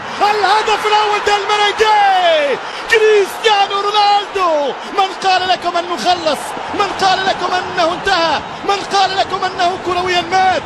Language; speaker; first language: Arabic; native; Arabic